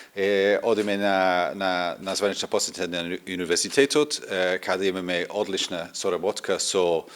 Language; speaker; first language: Macedonian; non-native, learner; English